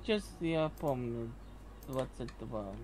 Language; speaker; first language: Russian; non-native, learner; Latvian